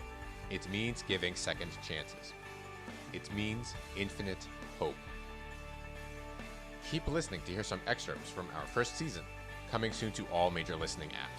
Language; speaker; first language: English; native; English